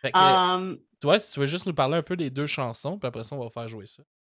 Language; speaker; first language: French; native; French